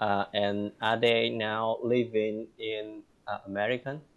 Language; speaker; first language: English; non-native, learner; Vietnamese